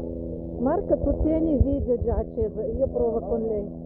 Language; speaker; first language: Italian; non-native, fluent; Russian